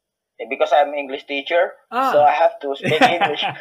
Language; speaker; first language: English; non-native, fluent; Indonesian